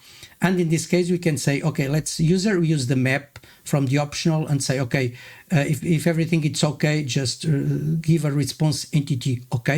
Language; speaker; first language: English; non-native, fluent; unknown